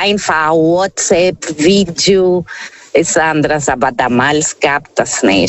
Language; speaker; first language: German; non-native, learner; Portuguese